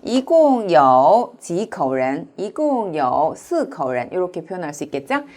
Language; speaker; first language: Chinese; non-native, fluent; Korean